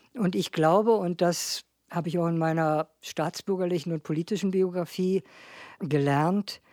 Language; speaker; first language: German; native; German